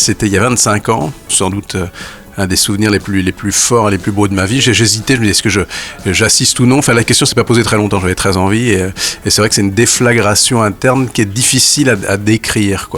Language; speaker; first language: French; native; French